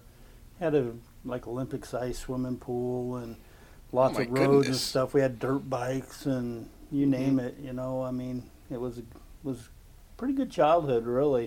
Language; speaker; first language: English; native; English